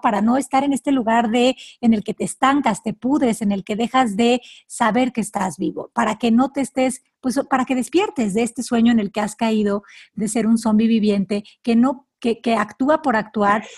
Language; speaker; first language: Spanish; native; Spanish